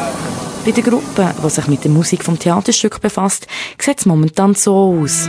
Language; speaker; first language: German; native; German